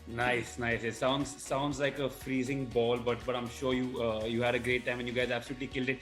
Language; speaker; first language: English; non-native, local second language; Hindi